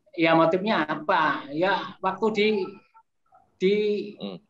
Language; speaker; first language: Indonesian; native; Indonesian